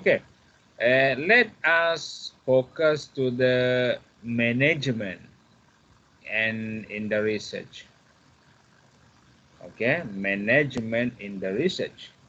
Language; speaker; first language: English; non-native, fluent; Malay